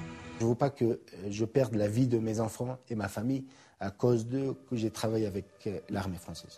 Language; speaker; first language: French; non-native, learner; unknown